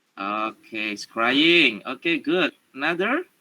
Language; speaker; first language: English; non-native, learner; Indonesian